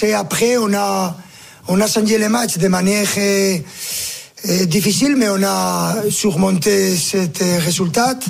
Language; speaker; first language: French; non-native, fluent; Spanish